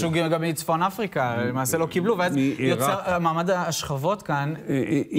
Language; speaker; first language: Hebrew; native; Hebrew